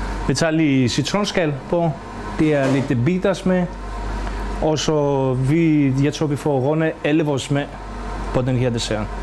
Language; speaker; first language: Danish; non-native, fluent; Greek